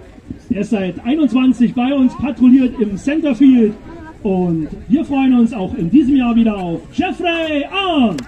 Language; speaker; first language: German; native; German